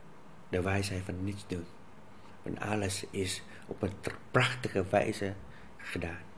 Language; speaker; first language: Dutch; non-native, fluent; Vietnamese